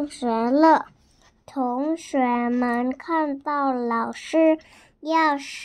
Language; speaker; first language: Chinese; non-native, learner; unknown